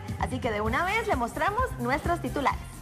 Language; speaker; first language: Spanish; native; Spanish